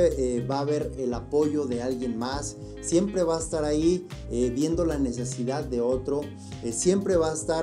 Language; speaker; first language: Spanish; native; Spanish